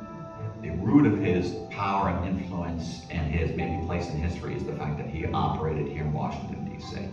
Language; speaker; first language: English; native; English